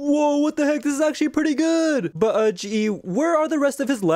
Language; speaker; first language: English; native; English